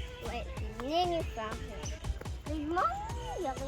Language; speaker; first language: French; native; French